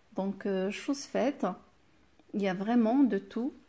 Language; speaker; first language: French; non-native, local second language; Arabic